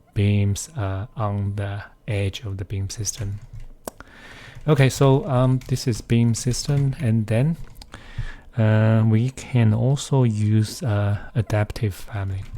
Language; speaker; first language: English; non-native, fluent; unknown